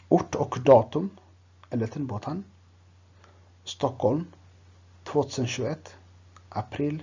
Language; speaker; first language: Swedish; non-native, fluent; Tigrinya